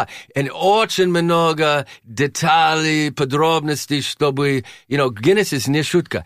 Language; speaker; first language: Russian; non-native, learner; English